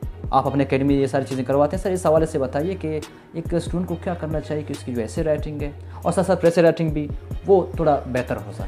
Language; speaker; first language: Urdu; non-native, local second language; Baluchi